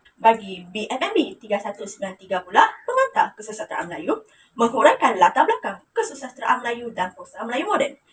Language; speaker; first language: Malay; non-native, local second language; Iban